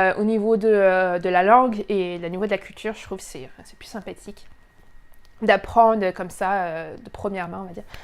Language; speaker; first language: French; native; French